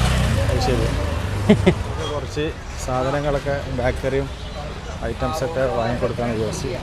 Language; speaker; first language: Malayalam; native; Malayalam